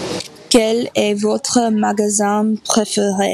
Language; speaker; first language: French; non-native, learner; English